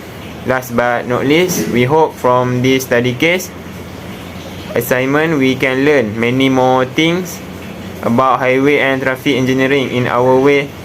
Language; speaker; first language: English; non-native, local second language; Malay